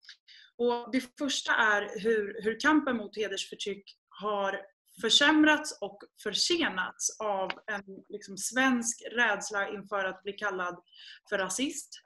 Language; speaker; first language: Swedish; native; Swedish